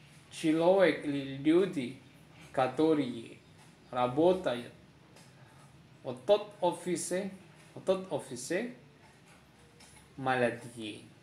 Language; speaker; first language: Russian; non-native, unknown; Indonesian